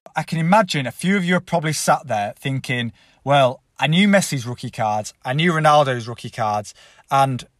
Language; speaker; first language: English; native; English